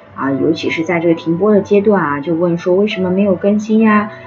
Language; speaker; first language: Chinese; non-native, local second language; Uyghur